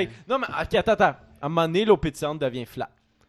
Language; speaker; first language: French; native; French